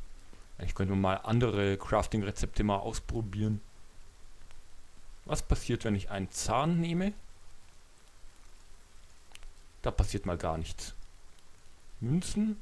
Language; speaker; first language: German; native; German